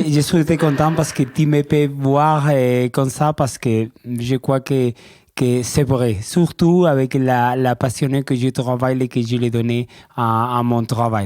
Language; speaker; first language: French; non-native, learner; Spanish